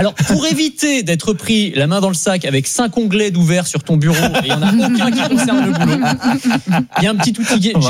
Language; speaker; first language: French; native; French